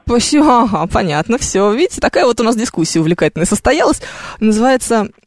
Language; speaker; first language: Russian; native; Russian